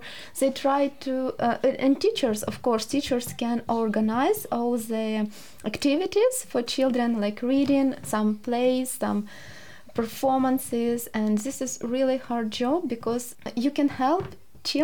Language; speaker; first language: English; non-native, learner; Ukrainian